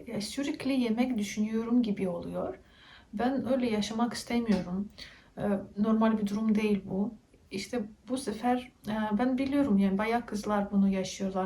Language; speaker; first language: Turkish; non-native, learner; Russian